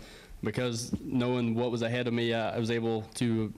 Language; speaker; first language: English; native; English